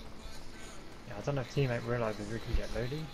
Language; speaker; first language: English; native; English